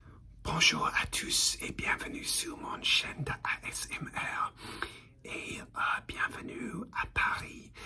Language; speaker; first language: French; non-native, learner; English